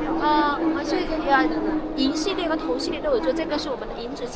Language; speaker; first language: Chinese; native; Chinese